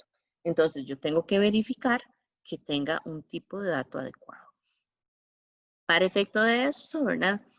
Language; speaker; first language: Spanish; native; Spanish